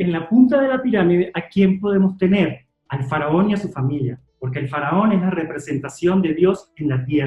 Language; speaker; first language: Spanish; native; Spanish